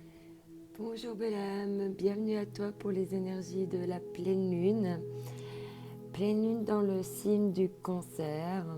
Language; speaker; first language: French; native; French